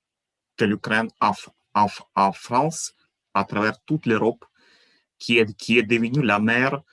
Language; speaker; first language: French; non-native, fluent; Ukrainian